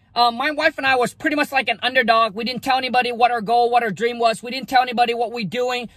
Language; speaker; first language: English; early bilingual, other home language; Vietnamese